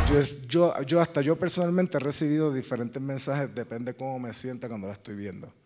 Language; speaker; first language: Spanish; native; Spanish